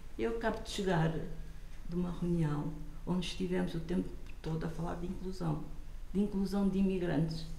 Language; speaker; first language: Portuguese; non-native, local second language; Kabuverdianu